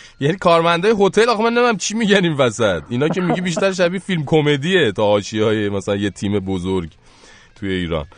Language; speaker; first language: Persian; native; Persian